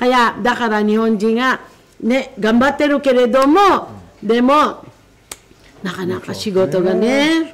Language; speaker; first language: Japanese; non-native, fluent; Filipino